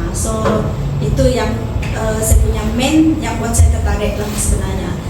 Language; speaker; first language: Malay; non-native, local second language; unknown